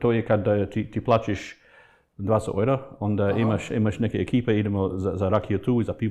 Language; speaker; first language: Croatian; non-native, fluent; English